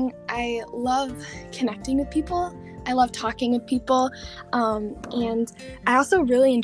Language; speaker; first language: English; native; English